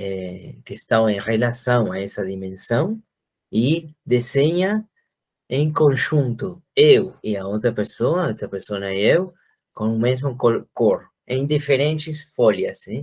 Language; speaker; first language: Portuguese; non-native, fluent; Spanish